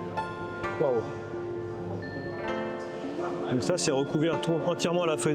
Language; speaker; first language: French; native; French